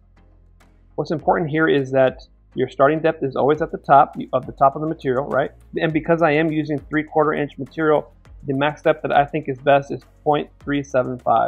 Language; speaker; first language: English; native; English